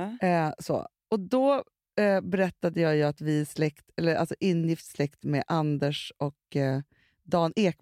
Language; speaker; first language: Swedish; native; Swedish